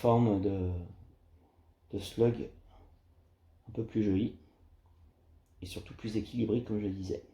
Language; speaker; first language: French; native; French